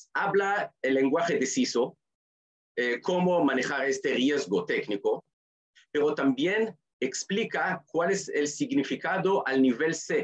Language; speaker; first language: Spanish; non-native, fluent; Hebrew